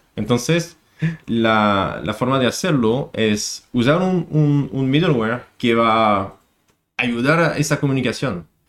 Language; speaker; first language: Spanish; non-native, fluent; French